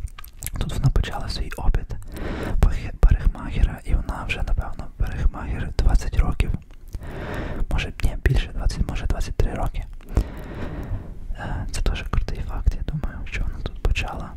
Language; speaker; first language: Ukrainian; early bilingual, heritage; Ukrainian